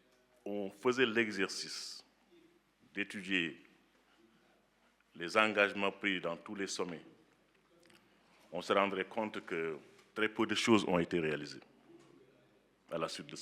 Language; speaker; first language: French; non-native, local second language; Wolof